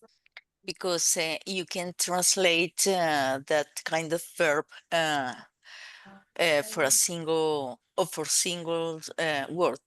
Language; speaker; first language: English; non-native, learner; Spanish